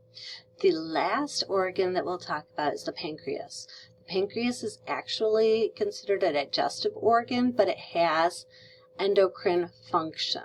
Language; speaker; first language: English; native; English